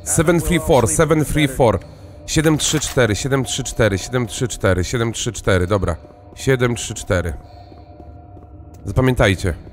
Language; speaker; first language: Polish; native; Polish